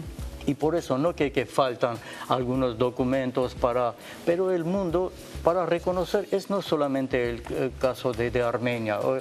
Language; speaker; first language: Spanish; non-native, learner; Armenian